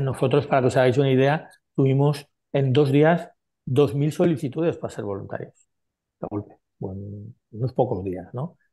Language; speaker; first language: Spanish; native; Spanish